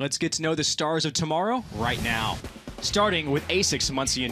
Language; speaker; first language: English; native; English